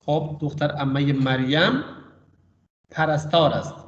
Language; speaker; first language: Persian; non-native, fluent; Urdu